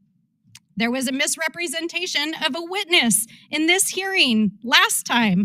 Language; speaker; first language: English; native; English